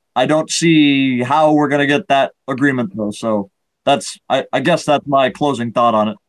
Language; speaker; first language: English; native; English